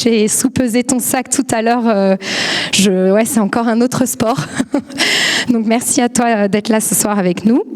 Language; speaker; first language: French; native; French